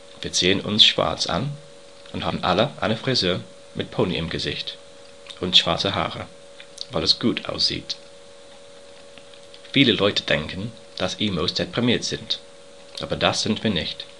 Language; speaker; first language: German; non-native, learner; English